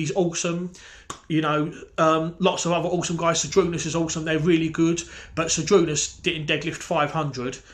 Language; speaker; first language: English; native; English